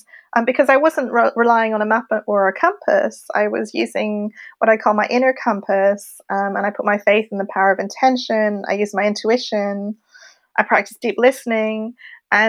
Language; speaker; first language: English; native; English